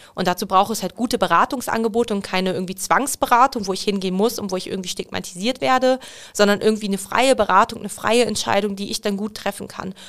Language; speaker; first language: German; native; German